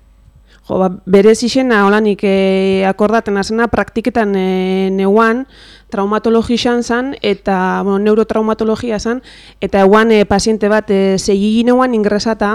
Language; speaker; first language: Basque; native; Basque